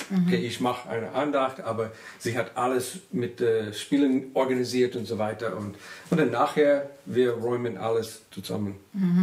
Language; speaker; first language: German; non-native, learner; English